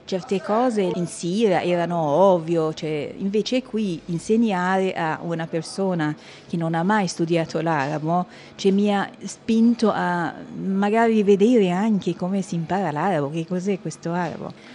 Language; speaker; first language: Italian; non-native, fluent; Arabic